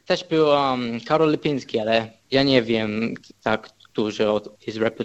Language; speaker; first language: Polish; early bilingual, heritage; English